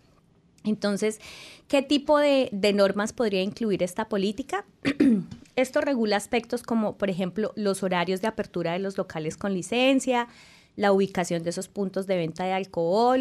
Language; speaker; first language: Spanish; native; Spanish